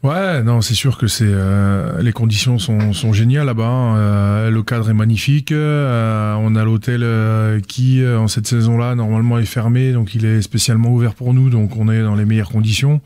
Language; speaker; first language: French; native; French